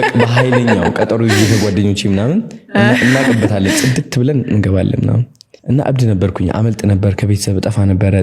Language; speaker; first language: Amharic; non-native, local second language; Tigrinya